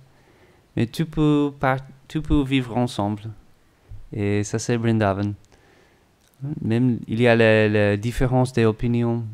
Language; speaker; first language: French; non-native, learner; English